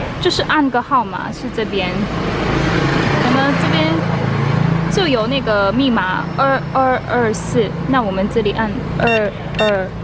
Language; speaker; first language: Chinese; non-native, fluent; Korean